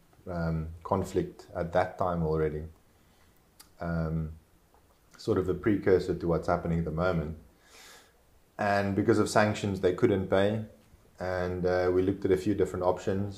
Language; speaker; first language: English; non-native, local second language; Afrikaans